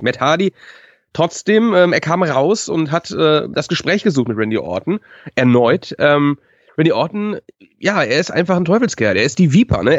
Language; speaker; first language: German; native; German